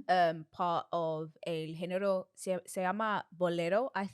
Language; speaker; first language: Spanish; non-native, fluent; English